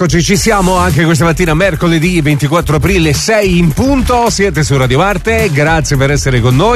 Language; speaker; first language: Italian; native; Italian